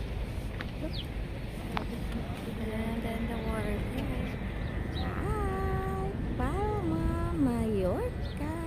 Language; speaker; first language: English; non-native, local second language; Filipino